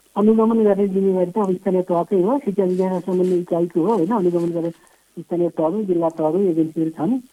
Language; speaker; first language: Nepali; native; Nepali